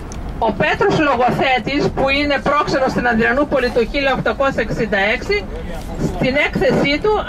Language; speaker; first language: Greek; native; Greek